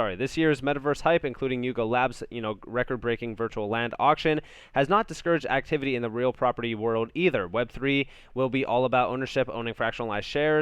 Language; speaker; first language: English; native; English